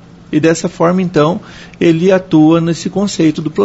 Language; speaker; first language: Portuguese; native; Portuguese